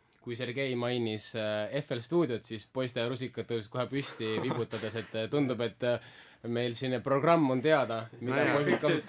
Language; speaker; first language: Estonian; native; Estonian